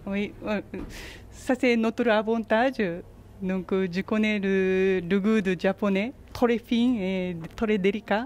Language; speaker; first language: French; non-native, learner; Japanese